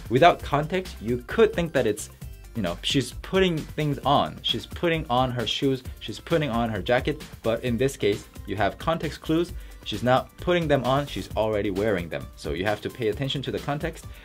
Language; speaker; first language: English; non-native, fluent; Korean